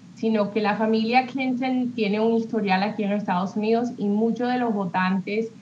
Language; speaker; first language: Spanish; early bilingual, heritage; Spanish